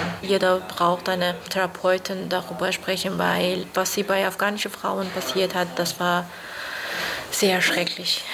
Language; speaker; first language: German; non-native, fluent; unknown